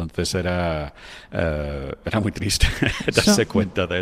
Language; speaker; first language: Spanish; non-native, fluent; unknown